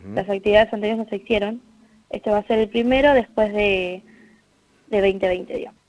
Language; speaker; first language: Spanish; native; Spanish